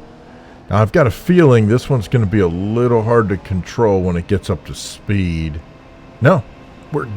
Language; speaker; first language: English; native; English